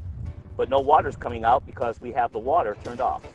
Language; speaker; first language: English; native; English